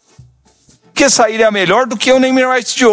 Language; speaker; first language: Portuguese; native; Portuguese